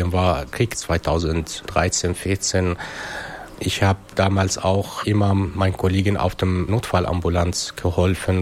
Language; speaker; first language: German; non-native, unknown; Arabic